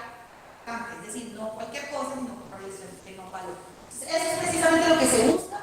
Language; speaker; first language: Spanish; native; Spanish